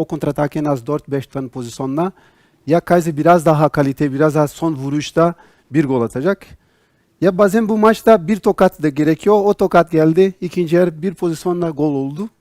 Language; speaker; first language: Turkish; non-native, learner; Portuguese